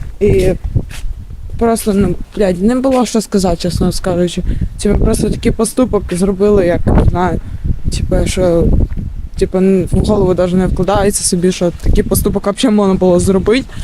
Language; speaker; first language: Ukrainian; native; Ukrainian